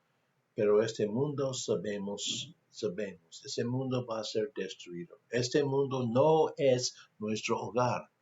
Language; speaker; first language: Spanish; non-native, fluent; English